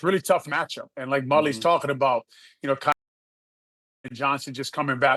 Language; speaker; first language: English; native; English